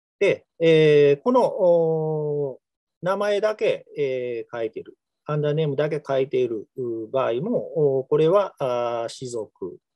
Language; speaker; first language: Japanese; native; Japanese